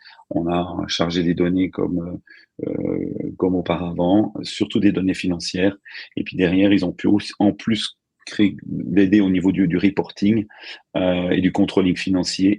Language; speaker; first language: French; native; French